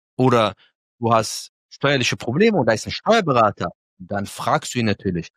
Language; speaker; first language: German; early bilingual, other home language; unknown